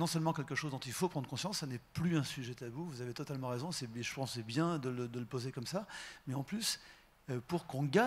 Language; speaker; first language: French; native; French